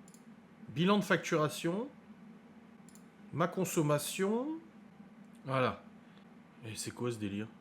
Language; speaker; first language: French; native; French